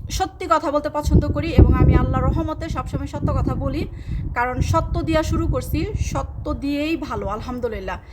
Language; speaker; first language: Bangla; native; Bangla